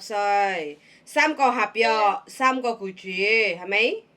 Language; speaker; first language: Cantonese; non-native, fluent; Javanese